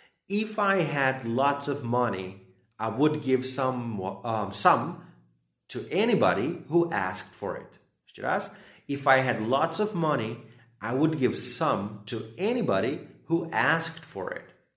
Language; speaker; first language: English; non-native, fluent; Slovak